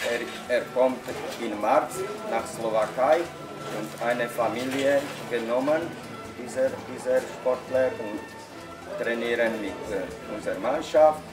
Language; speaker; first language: German; non-native, learner; Slovak